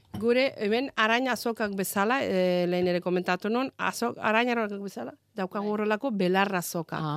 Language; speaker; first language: Basque; non-native, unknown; Azerbaijani